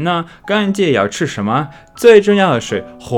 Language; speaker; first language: Chinese; non-native, learner; English